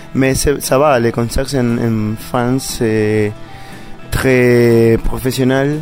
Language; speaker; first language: French; non-native, learner; Spanish